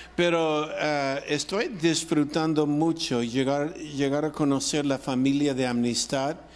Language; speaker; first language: Spanish; non-native, fluent; English